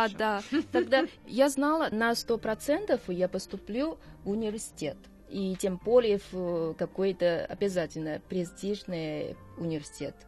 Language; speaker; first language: Russian; non-native, fluent; Chinese